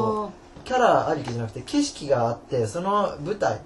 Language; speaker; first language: Japanese; native; Japanese